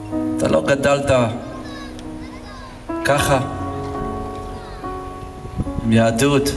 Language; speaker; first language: Hebrew; non-native, fluent; English